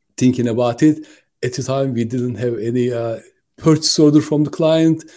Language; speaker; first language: English; non-native, fluent; Turkish